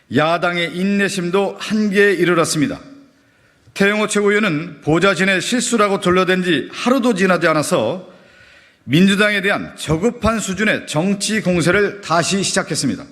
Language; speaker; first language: Korean; native; Korean